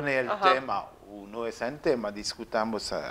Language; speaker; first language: Spanish; non-native, learner; French